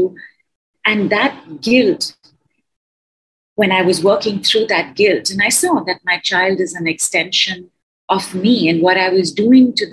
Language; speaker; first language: English; non-native, local second language; Hindi